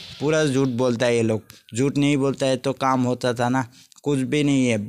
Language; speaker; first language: Hindi; non-native, local second language; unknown